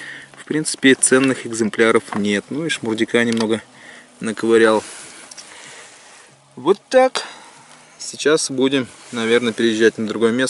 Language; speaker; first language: Russian; native; Russian